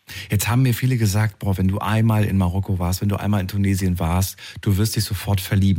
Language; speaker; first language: German; native; German